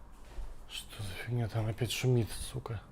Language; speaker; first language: Russian; native; Russian